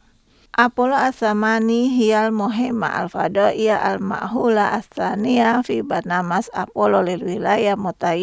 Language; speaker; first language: Arabic; non-native, fluent; Indonesian